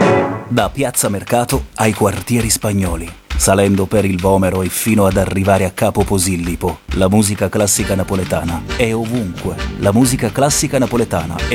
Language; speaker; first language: Italian; native; Italian